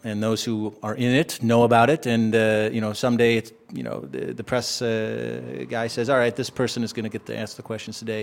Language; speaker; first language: English; native; English